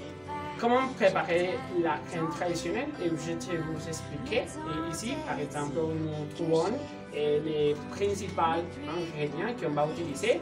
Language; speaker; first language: French; non-native, learner; Spanish